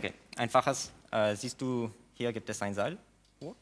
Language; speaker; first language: German; non-native, local second language; French